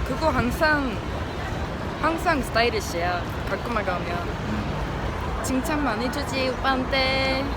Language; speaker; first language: Korean; non-native, learner; Swedish